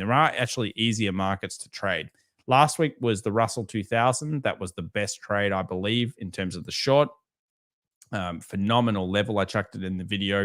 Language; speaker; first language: English; native; English